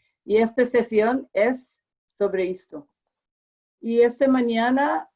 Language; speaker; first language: Spanish; non-native, learner; English